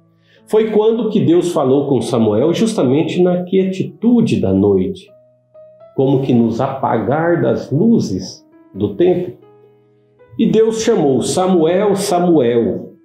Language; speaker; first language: Portuguese; native; Portuguese